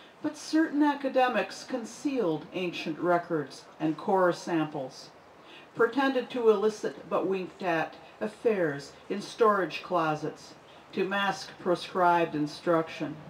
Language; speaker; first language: English; native; English